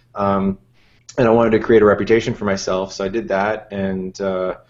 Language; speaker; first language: English; native; English